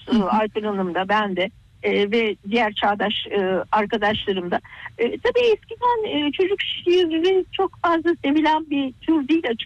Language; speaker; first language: Turkish; native; Turkish